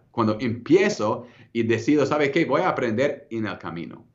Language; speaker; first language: Spanish; non-native, fluent; English